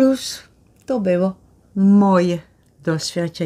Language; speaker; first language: Polish; non-native, learner; Dutch